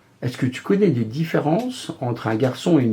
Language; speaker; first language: French; native; French